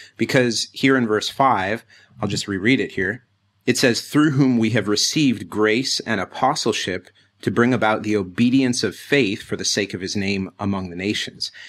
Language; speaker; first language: English; native; English